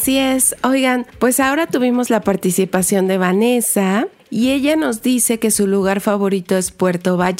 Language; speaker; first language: Spanish; native; Spanish